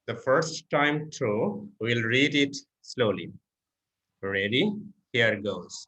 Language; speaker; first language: English; non-native, local second language; Bangla